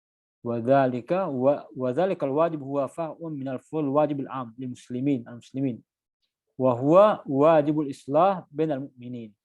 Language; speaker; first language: Arabic; non-native, fluent; Indonesian